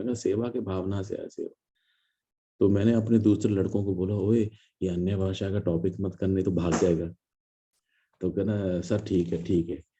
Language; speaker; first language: Hindi; non-native, local second language; Malayalam